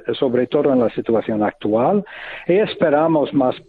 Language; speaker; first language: Spanish; non-native, fluent; English